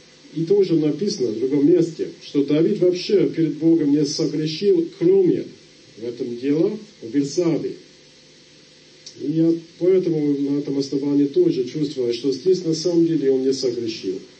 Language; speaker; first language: Russian; non-native, fluent; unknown